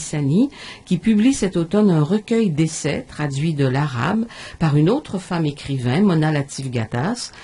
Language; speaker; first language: French; native; French